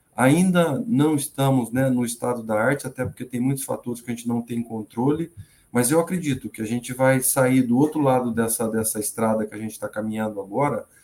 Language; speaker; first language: Portuguese; native; Portuguese